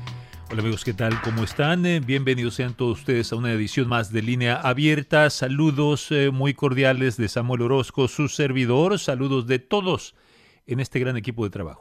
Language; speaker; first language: Spanish; native; Spanish